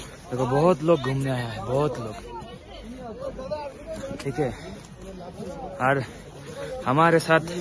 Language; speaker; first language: Hindi; non-native, learner; Bangla